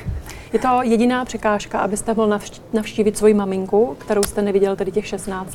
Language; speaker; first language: Czech; native; Czech